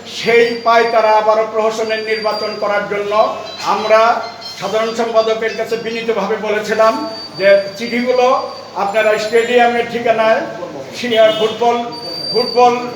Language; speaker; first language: Bangla; native; Bangla